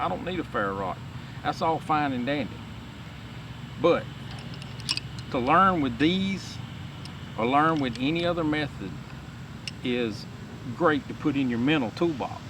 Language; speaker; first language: English; native; English